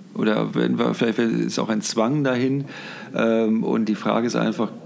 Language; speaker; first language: German; native; German